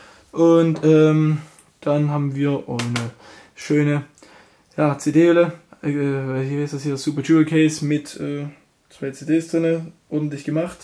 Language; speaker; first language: German; native; German